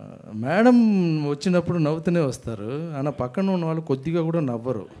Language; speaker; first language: Telugu; non-native, fluent; Tamil